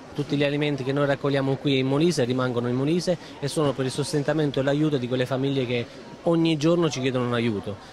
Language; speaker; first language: Italian; native; Italian